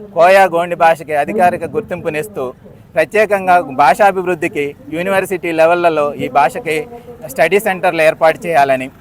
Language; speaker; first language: Telugu; non-native, local second language; Koya